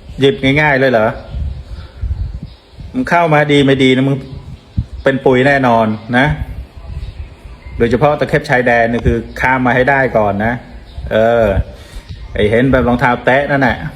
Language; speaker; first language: Thai; non-native, fluent; Khmer